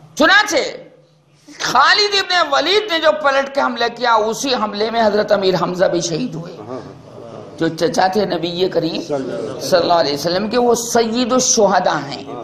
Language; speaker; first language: Urdu; native; Urdu